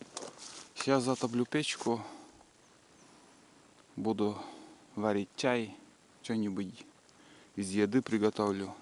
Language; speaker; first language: Russian; native; Russian